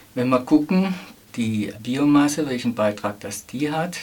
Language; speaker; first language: German; native; German